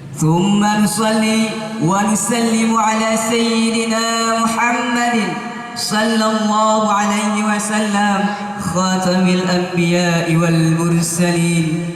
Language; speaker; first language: Arabic; non-native, learner; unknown